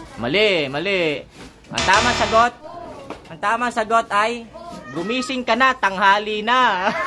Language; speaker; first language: Filipino; non-native, local second language; Cebuano